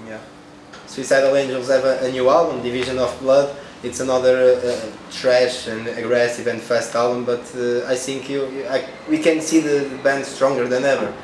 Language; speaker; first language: English; non-native, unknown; Portuguese